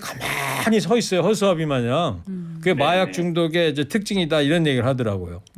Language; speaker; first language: Korean; native; Korean